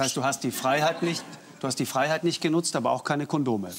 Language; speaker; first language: German; native; German